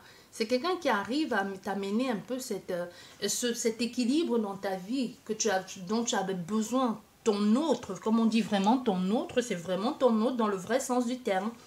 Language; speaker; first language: French; native; French